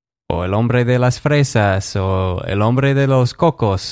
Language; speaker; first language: Spanish; non-native, fluent; English